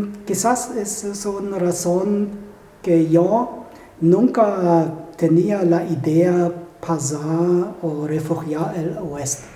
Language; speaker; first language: Spanish; non-native, fluent; German